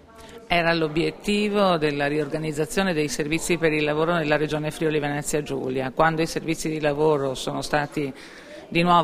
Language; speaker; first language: Italian; native; Italian